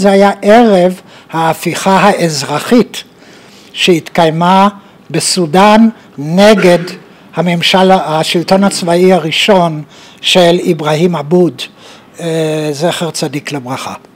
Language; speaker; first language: Hebrew; native; Hebrew